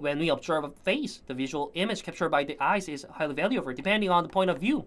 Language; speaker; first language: English; non-native, fluent; Korean